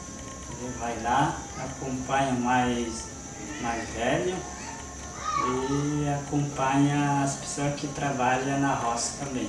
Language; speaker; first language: Portuguese; non-native, local second language; Guarani